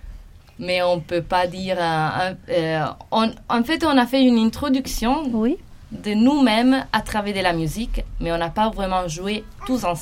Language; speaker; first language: French; non-native, fluent; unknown